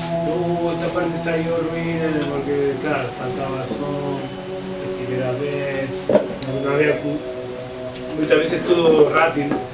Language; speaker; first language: Portuguese; non-native, fluent; Spanish